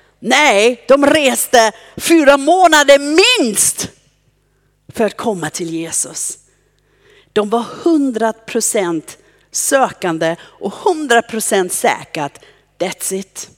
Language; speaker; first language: Swedish; non-native, fluent; German